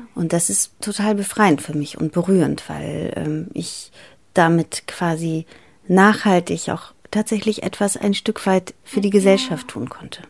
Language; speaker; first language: German; early bilingual, other home language; Greek